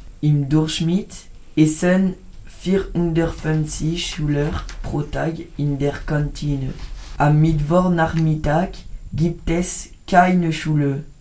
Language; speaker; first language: German; non-native, learner; French